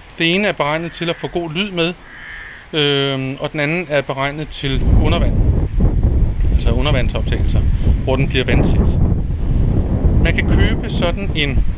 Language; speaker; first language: Danish; native; Danish